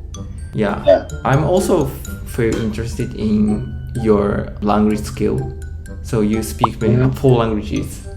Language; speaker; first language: English; non-native, learner; Japanese